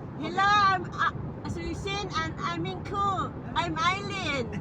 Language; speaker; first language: English; non-native, learner; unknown